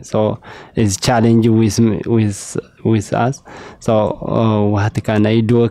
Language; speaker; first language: English; non-native, learner; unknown